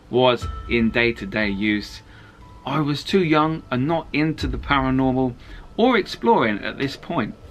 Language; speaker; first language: English; native; English